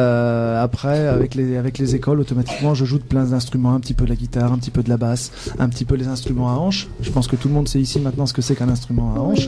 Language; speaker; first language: French; native; French